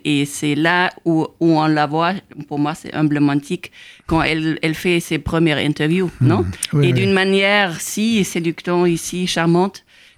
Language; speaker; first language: French; non-native, fluent; German